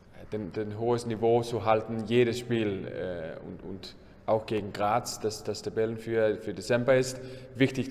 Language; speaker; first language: German; non-native, learner; English